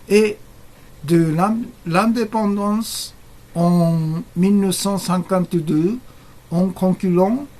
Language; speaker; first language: French; non-native, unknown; Japanese